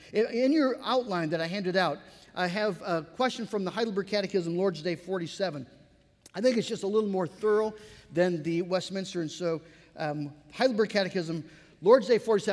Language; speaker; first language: English; native; English